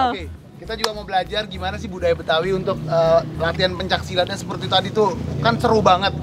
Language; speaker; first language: Indonesian; native; Indonesian